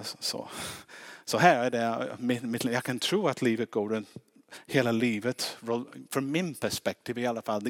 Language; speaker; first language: Swedish; non-native, fluent; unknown